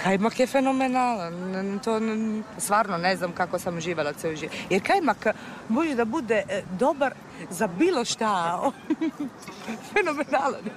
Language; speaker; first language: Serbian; non-native, fluent; Italian